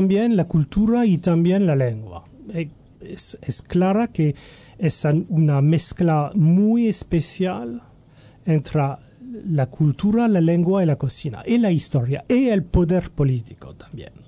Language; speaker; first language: Spanish; non-native, learner; French